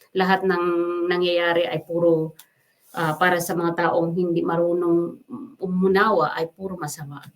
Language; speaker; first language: Filipino; non-native, local second language; Waray